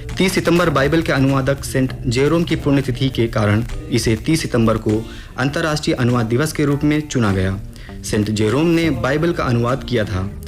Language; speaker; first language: Hindi; native; Hindi